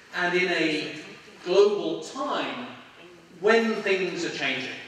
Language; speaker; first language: English; native; English